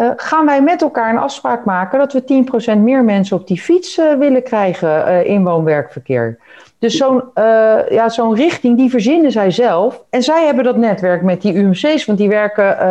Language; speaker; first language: Dutch; native; Dutch